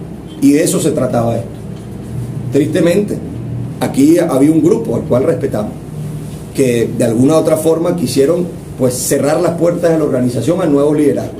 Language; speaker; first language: Spanish; native; Spanish